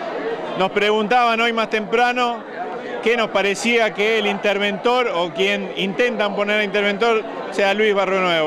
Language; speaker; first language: Spanish; native; Spanish